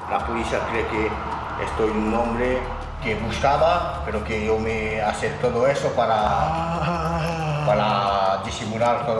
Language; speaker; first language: Spanish; non-native, learner; French